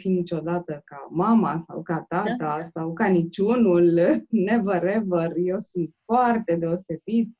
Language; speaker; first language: Romanian; native; Romanian